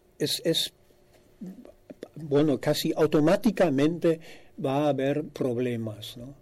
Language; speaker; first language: Spanish; non-native, fluent; German